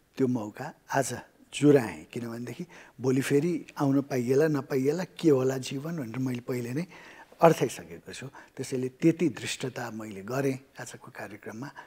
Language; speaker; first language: Nepali; native; Nepali